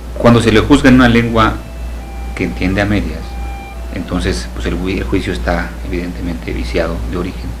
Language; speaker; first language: Spanish; native; Spanish